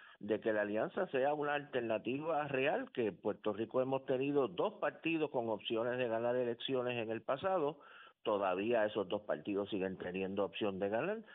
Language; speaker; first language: Spanish; native; Spanish